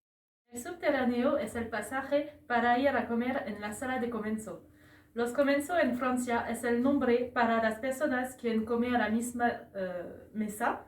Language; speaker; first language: Spanish; non-native, learner; French